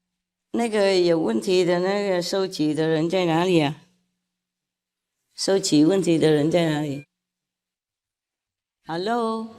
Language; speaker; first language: Chinese; non-native, fluent; Vietnamese